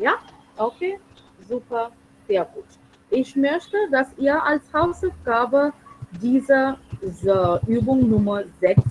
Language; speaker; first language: German; non-native, fluent; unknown